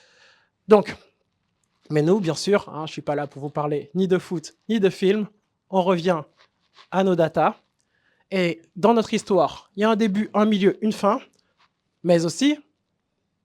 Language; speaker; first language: French; native; French